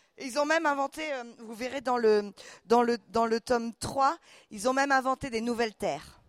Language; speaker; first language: French; native; French